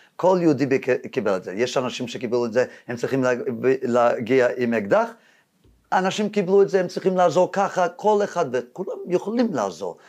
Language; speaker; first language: Hebrew; non-native, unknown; English